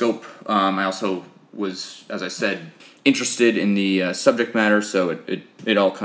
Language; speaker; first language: English; native; English